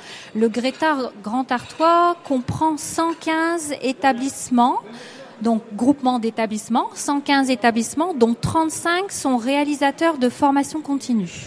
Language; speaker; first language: French; native; French